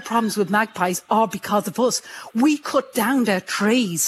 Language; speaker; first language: English; native; English